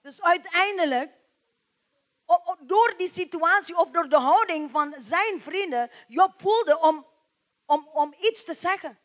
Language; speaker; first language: Dutch; non-native, learner; Indonesian